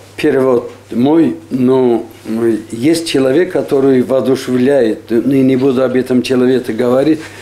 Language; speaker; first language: Russian; non-native, fluent; Azerbaijani